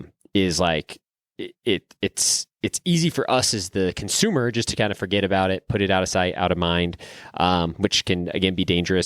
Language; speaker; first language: English; native; English